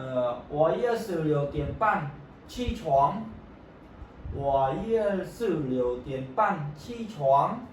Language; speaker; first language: Chinese; non-native, fluent; Khmer